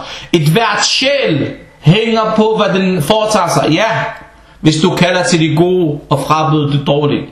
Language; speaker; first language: Danish; non-native, fluent; Arabic